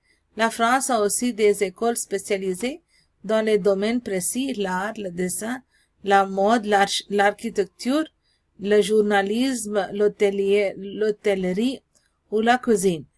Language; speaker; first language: French; non-native, learner; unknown